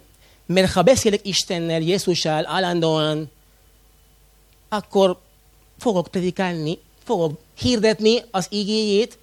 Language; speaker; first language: Hungarian; non-native, fluent; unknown